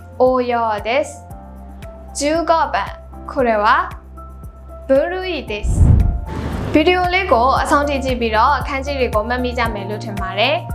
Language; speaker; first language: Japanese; non-native, fluent; Burmese